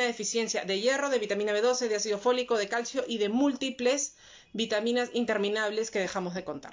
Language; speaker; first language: Spanish; native; Spanish